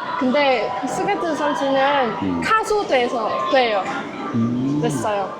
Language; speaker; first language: Korean; non-native, learner; Vietnamese